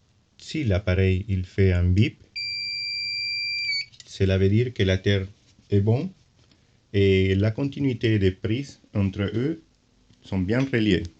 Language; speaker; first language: French; non-native, fluent; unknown